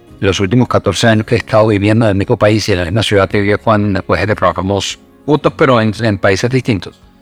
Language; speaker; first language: Spanish; non-native, fluent; English